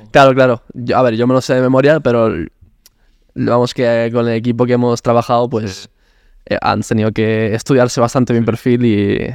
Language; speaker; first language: Spanish; early bilingual, other home language; Italian